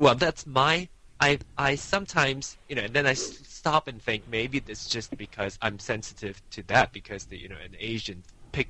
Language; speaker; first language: English; non-native, local second language; Min Nan Chinese